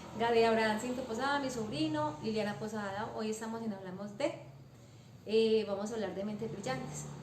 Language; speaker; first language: Spanish; native; Spanish